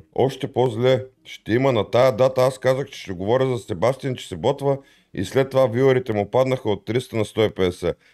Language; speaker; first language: Bulgarian; native; Bulgarian